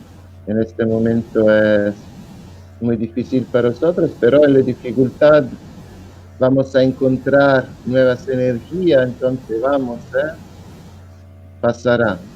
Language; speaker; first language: Spanish; non-native, fluent; Italian